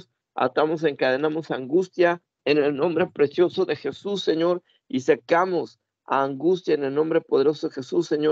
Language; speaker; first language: Spanish; native; Spanish